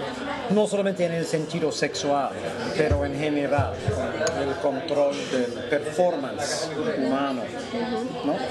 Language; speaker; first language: Spanish; non-native, fluent; English